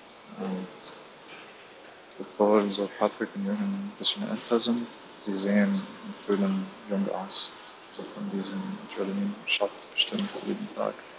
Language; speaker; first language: German; non-native, fluent; Arabic